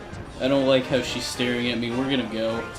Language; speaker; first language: English; native; English